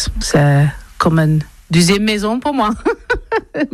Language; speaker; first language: French; non-native, learner; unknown